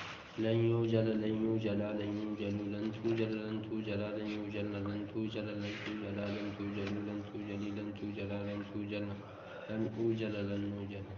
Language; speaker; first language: Arabic; non-native, learner; Urdu